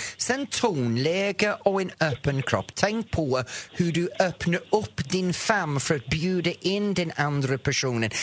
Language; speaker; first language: Swedish; non-native, fluent; English